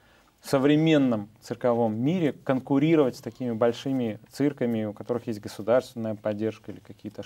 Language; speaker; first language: Russian; native; Russian